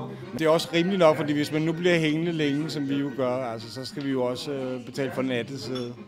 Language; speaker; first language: Danish; native; Danish